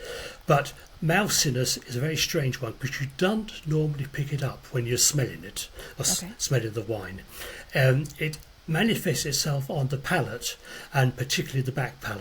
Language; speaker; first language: English; native; English